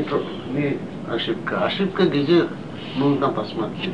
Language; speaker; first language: Russian; non-native, learner; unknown